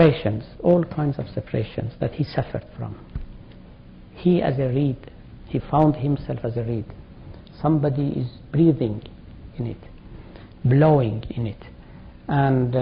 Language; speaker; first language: English; non-native, fluent; Persian